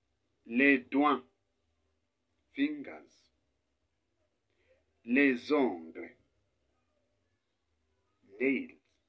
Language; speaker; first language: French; non-native, fluent; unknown